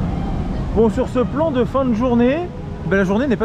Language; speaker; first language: French; native; French